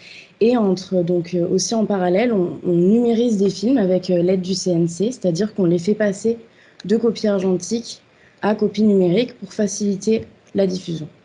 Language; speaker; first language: French; native; French